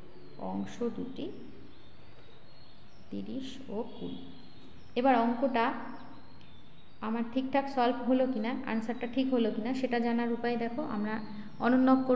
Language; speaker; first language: Bangla; native; Bangla